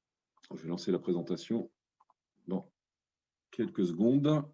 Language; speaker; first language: French; native; French